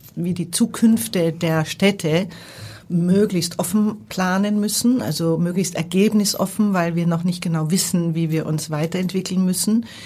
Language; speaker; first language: German; native; German